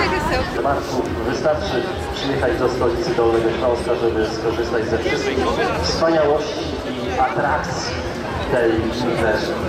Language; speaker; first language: Polish; native; Polish